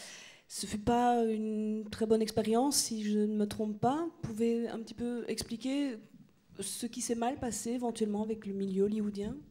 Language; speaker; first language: French; native; French